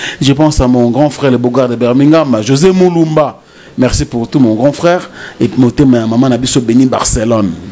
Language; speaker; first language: French; non-native, local second language; Lingala